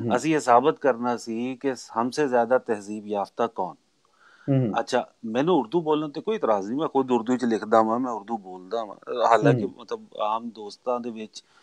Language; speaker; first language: Punjabi; non-native, local second language; Urdu